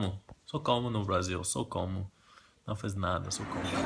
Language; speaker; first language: Portuguese; non-native, learner; Spanish